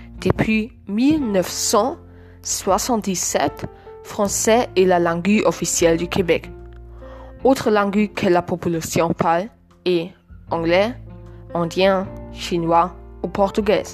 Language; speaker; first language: French; non-native, learner; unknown